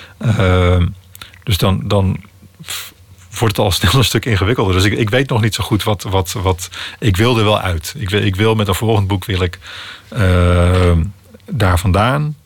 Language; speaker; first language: Dutch; native; Dutch